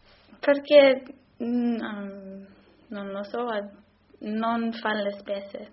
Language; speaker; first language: Italian; non-native, learner; English